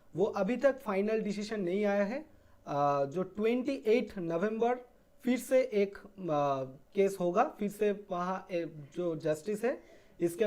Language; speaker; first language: Hindi; non-native, local second language; Bangla